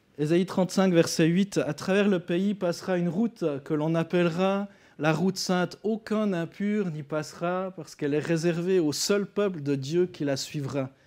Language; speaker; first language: French; native; French